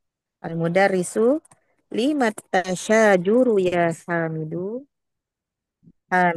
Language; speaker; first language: Arabic; non-native, learner; Indonesian